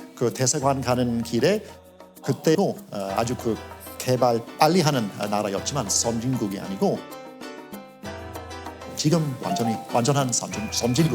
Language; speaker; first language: Korean; non-native, fluent; English